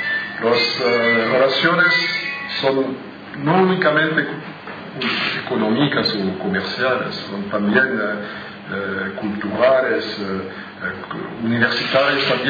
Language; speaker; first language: Spanish; non-native, fluent; French